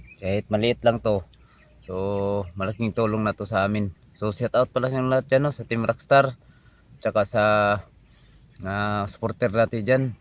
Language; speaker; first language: Filipino; non-native, local second language; Cebuano